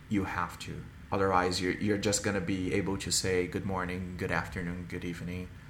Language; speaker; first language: English; non-native, fluent; Portuguese